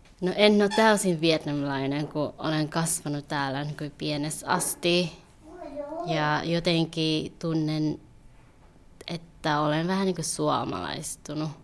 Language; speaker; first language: Finnish; early bilingual, other home language; Vietnamese